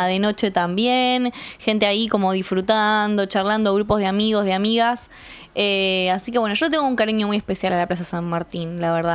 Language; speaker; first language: Spanish; native; Spanish